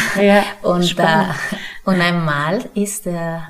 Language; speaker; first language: German; non-native, fluent; Spanish